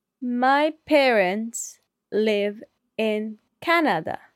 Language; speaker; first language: English; non-native, fluent; Spanish